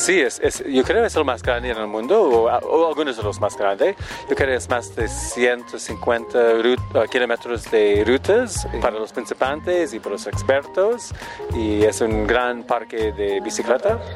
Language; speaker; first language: Spanish; non-native, learner; English